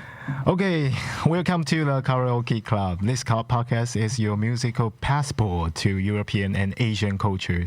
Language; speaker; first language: English; non-native, local second language; Chinese